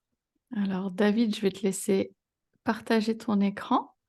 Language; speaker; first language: French; native; French